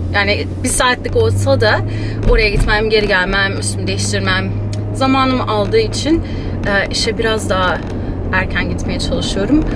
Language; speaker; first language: Turkish; early bilingual, heritage; Turkish